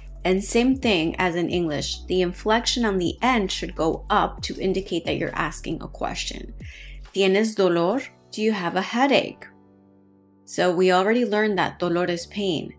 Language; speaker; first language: English; native; English